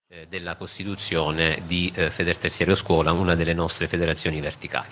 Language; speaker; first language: Italian; native; Italian